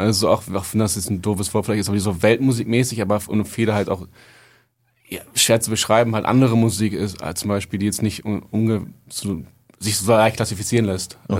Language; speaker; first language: German; native; German